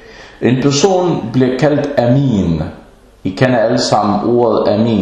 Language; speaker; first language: Danish; early bilingual, other home language; Arabic